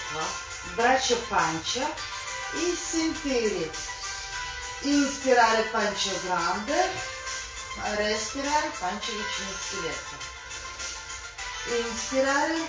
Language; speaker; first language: Italian; non-native, learner; Russian